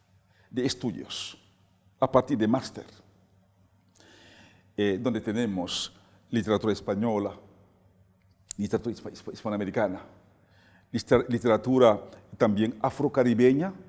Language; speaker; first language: Spanish; non-native, fluent; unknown